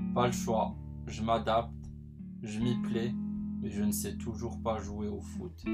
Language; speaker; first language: French; non-native, local second language; Arabic